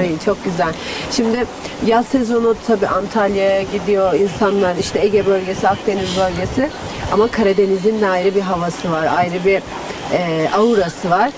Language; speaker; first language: Turkish; native; Turkish